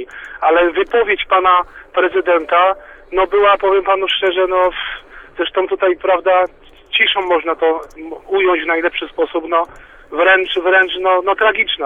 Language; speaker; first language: Polish; native; Polish